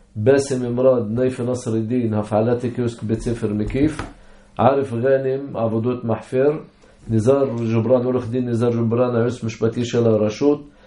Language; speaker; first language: Hebrew; non-native, local second language; Arabic